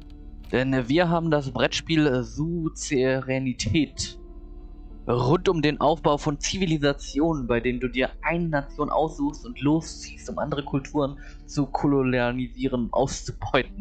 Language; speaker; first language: German; native; German